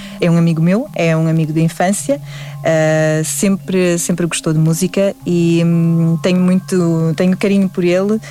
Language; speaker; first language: Portuguese; early bilingual, other home language; English